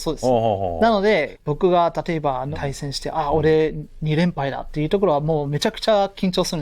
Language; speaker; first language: Japanese; non-native, fluent; English